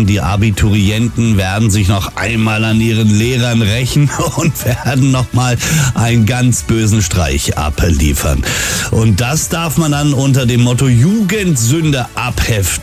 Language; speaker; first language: German; native; German